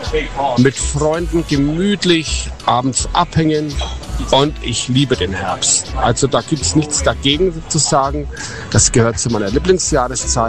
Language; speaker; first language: German; native; German